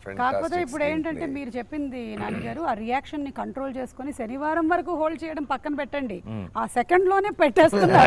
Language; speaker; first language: Telugu; native; Telugu